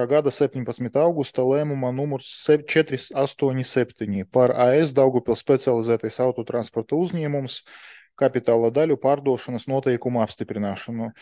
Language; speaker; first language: Latvian; non-native, local second language; Russian